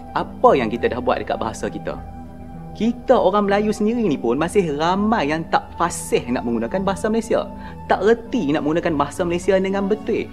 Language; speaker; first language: Malay; native; Malay